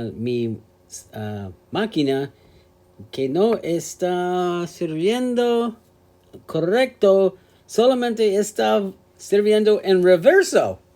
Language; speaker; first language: Spanish; non-native, learner; English